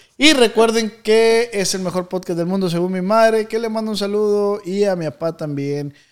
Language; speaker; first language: Spanish; native; Spanish